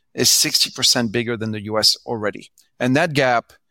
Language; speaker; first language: English; non-native, fluent; French